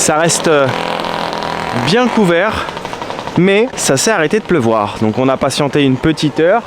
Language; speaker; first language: French; native; French